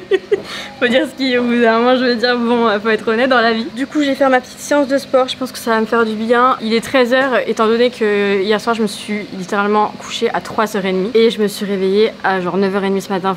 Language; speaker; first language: French; native; French